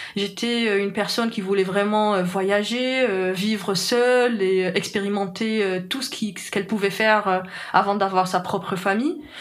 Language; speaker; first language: French; non-native, local second language; Arabic